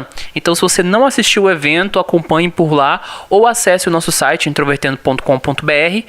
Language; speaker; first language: Portuguese; native; Portuguese